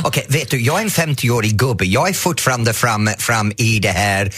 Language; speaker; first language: Swedish; non-native, fluent; English